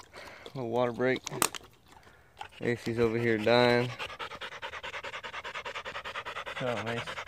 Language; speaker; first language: English; native; English